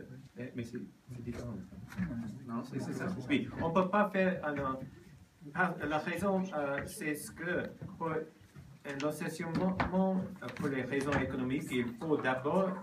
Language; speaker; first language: French; non-native, learner; Japanese